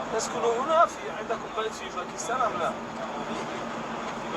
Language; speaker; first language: Arabic; non-native, fluent; Tajik